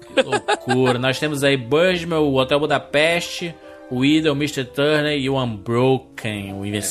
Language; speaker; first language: Portuguese; native; Portuguese